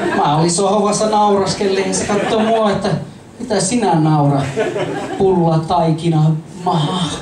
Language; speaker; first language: Finnish; non-native, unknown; English